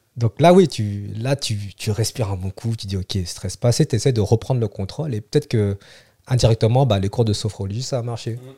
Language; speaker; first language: French; early bilingual, other home language; Vietnamese